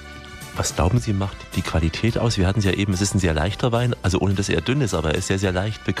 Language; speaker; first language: German; native; German